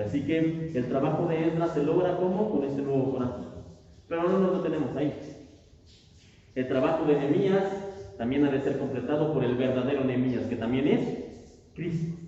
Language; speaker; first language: Spanish; native; Spanish